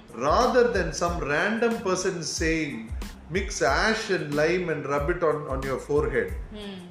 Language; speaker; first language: English; non-native, local second language; Tamil